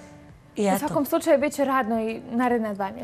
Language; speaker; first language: Croatian; native; Croatian